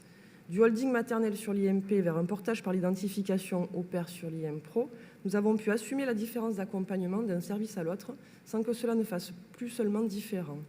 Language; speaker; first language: French; native; French